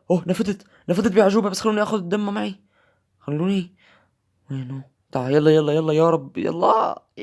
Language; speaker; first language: Arabic; native; Arabic